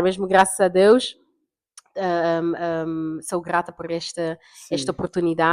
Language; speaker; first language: Portuguese; non-native, fluent; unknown